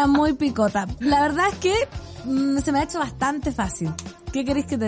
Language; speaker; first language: Spanish; native; Spanish